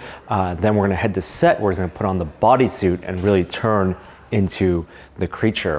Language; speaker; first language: English; native; English